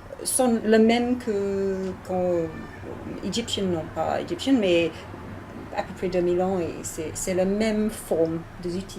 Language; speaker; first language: French; non-native, learner; English